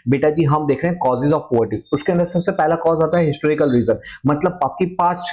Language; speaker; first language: Hindi; native; Hindi